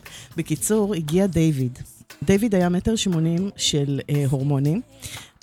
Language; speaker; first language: Hebrew; native; Hebrew